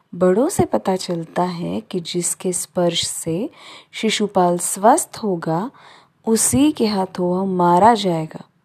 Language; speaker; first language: Hindi; non-native, local second language; Marathi